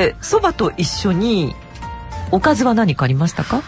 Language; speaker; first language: Japanese; native; Japanese